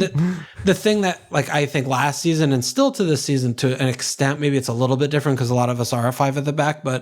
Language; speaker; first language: English; native; English